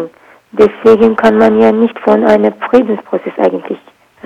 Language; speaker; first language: German; non-native, learner; Kurdish